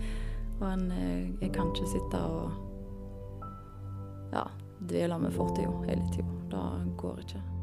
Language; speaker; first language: Norwegian; native; Norwegian